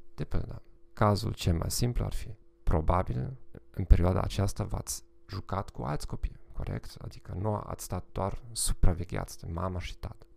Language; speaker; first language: Romanian; non-native, fluent; German